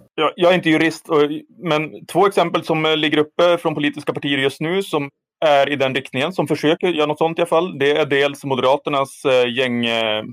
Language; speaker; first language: Swedish; native; Swedish